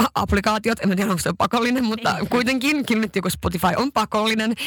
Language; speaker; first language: Finnish; early bilingual, heritage; Finnish